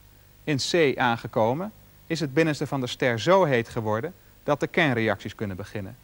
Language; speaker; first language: Dutch; native; Dutch